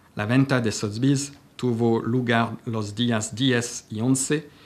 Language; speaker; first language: Spanish; non-native, fluent; French